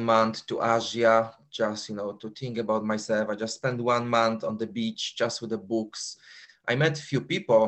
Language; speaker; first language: English; non-native, fluent; Polish